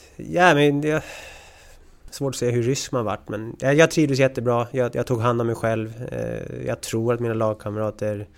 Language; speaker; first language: Swedish; native; Swedish